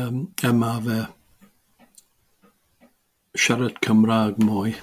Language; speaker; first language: Welsh; non-native, learner; English